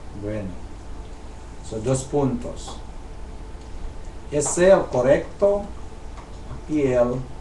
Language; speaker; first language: Spanish; non-native, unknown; Chavacano